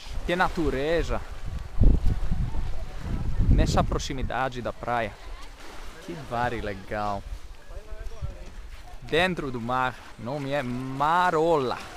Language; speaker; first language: Portuguese; non-native, learner; Greek